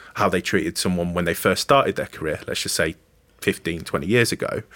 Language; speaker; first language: English; native; English